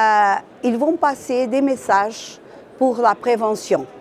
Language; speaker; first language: French; non-native, fluent; Portuguese